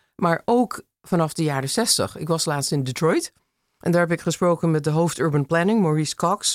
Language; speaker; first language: Dutch; non-native, fluent; English